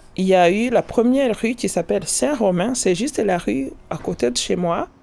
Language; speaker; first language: French; non-native, local second language; Kinyarwanda